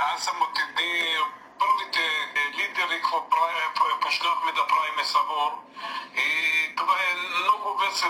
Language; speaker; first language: Bulgarian; early bilingual, heritage; Bulgarian